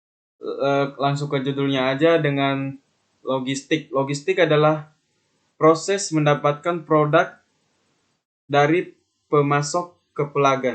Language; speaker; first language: Indonesian; native; Indonesian